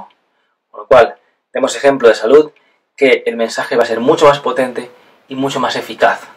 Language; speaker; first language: Spanish; native; Spanish